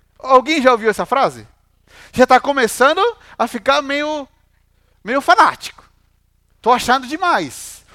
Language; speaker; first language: Portuguese; non-native, fluent; Spanish